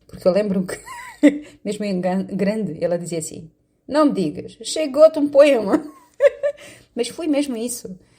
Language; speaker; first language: Portuguese; non-native, fluent; Romanian